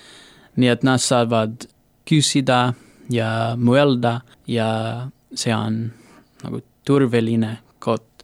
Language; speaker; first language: Estonian; non-native, learner; English